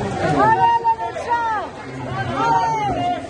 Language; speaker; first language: Spanish; native; Spanish